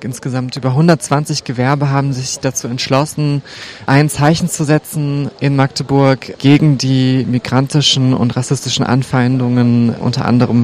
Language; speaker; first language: German; native; German